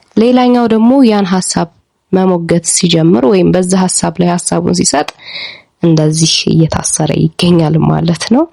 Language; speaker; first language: Amharic; native; Amharic